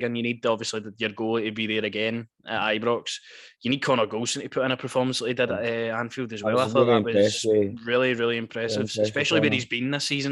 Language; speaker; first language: English; native; English